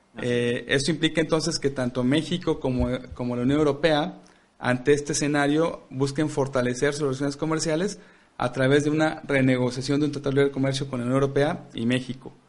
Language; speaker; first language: Spanish; native; Spanish